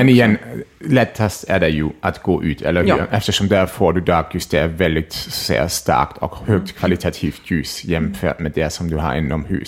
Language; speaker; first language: Swedish; non-native, fluent; German